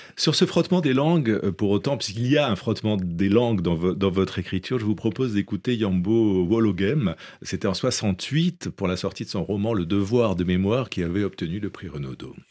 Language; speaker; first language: French; native; French